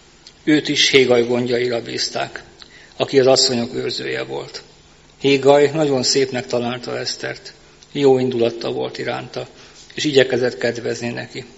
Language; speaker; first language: Hungarian; native; Hungarian